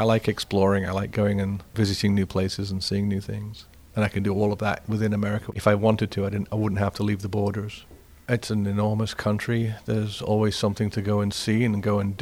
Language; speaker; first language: English; native; English